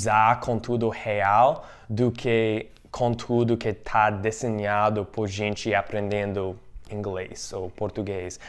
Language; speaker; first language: Portuguese; non-native, fluent; English